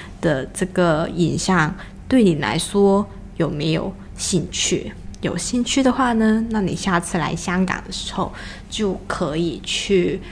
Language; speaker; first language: Chinese; non-native, local second language; Cantonese